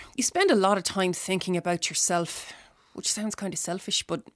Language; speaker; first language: English; native; English